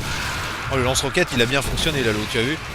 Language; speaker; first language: French; native; French